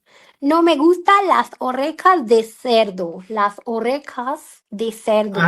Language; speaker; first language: Spanish; non-native, fluent; Hindi